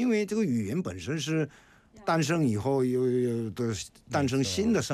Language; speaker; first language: Chinese; non-native, fluent; Korean